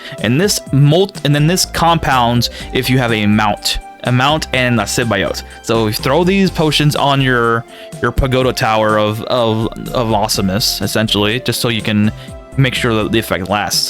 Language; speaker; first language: English; native; English